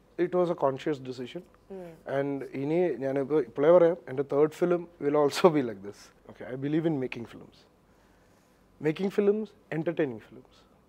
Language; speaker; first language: English; non-native, local second language; Malayalam